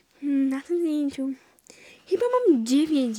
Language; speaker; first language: Polish; early bilingual, heritage; Polish